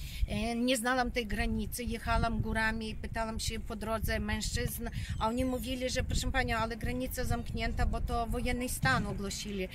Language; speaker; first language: Polish; non-native, learner; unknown